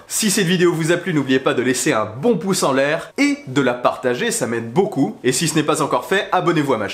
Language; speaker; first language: French; native; French